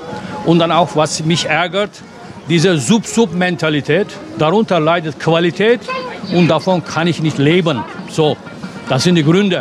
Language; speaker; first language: German; non-native, fluent; Turkish